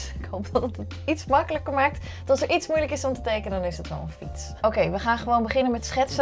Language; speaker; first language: Dutch; native; Dutch